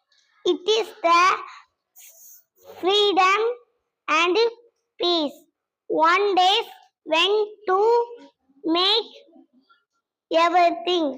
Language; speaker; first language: English; non-native, learner; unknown